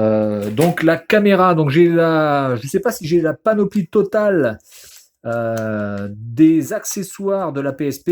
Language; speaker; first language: French; native; French